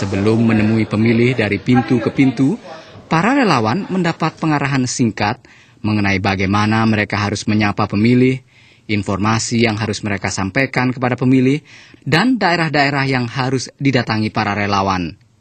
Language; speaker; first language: Indonesian; native; Indonesian